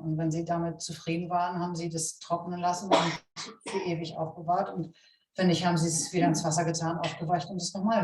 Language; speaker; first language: German; native; German